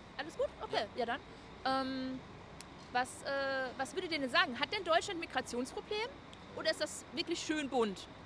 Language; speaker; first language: German; native; German